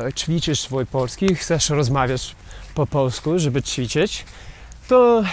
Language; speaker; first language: Polish; non-native, learner; English